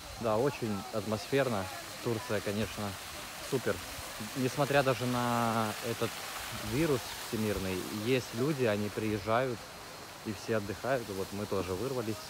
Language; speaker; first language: Russian; native; Russian